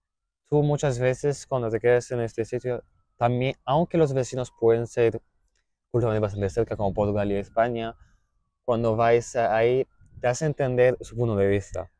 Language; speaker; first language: Spanish; non-native, fluent; German